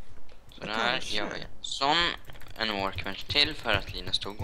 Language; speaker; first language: Swedish; native; Swedish